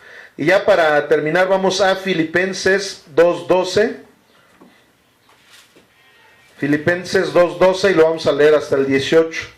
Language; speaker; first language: Spanish; native; Spanish